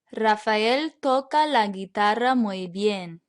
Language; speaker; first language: Spanish; non-native, fluent; English